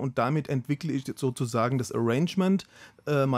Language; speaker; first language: German; native; German